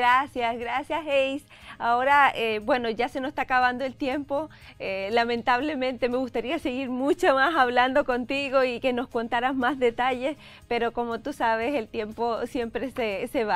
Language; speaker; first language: Spanish; native; Spanish